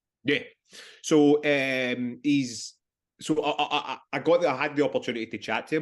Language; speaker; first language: English; native; English